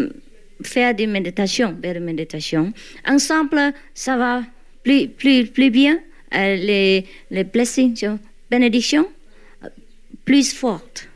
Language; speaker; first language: French; non-native, learner; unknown